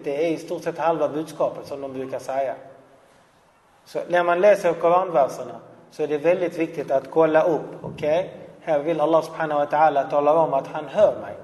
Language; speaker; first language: Swedish; non-native, fluent; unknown